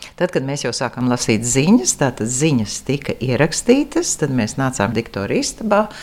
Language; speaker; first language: Latvian; native; Latvian